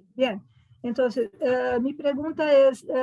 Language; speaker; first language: Spanish; non-native, fluent; Portuguese